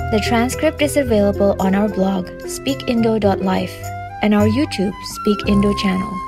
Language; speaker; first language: English; non-native, fluent; Indonesian